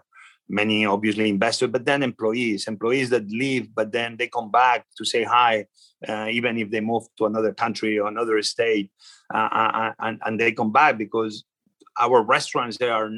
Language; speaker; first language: English; non-native, fluent; Spanish